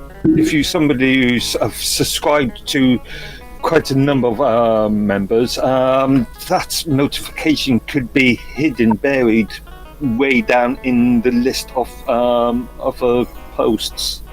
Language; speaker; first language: English; native; English